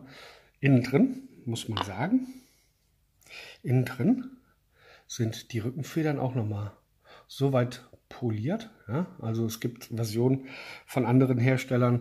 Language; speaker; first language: German; native; German